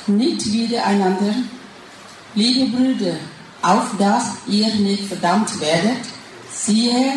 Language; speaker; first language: German; non-native, learner; Thai